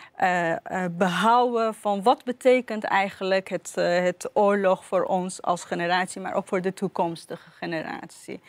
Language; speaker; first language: Dutch; non-native, fluent; Persian